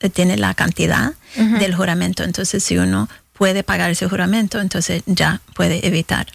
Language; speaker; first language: Spanish; early bilingual, heritage; Spanish